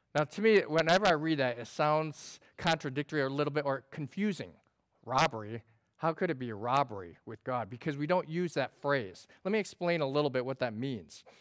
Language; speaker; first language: English; native; English